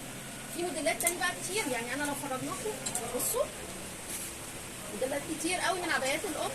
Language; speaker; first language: Arabic; native; Arabic